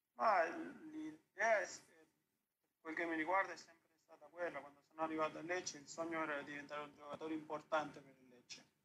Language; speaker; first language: Italian; non-native, fluent; Spanish